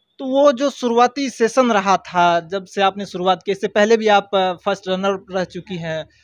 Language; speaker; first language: Hindi; native; Hindi